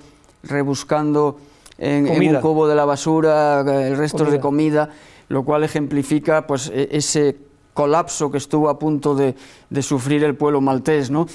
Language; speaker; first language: Spanish; native; Spanish